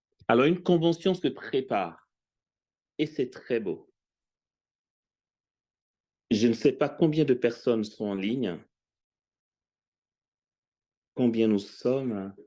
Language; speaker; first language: French; native; French